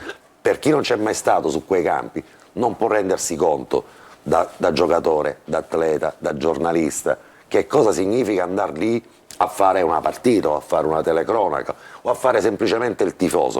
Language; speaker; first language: Italian; native; Italian